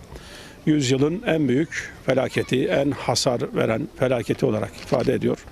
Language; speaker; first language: Turkish; native; Turkish